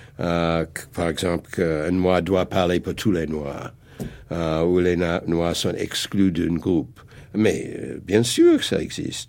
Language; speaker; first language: French; non-native, fluent; English